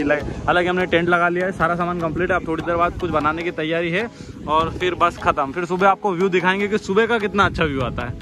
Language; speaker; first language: Hindi; native; Hindi